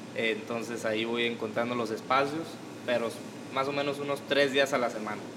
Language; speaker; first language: Spanish; native; Spanish